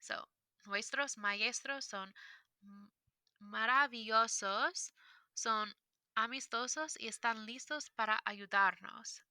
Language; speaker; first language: Spanish; non-native, fluent; English